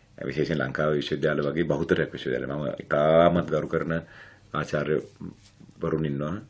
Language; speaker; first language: Sinhala; non-native, local second language; Tamil